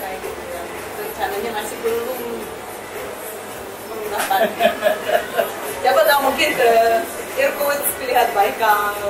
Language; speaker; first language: Indonesian; non-native, fluent; Russian